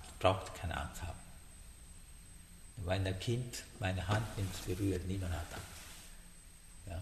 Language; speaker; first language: German; non-native, learner; Sinhala